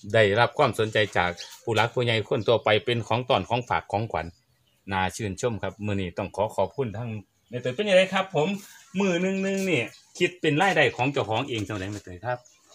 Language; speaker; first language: Thai; native; Thai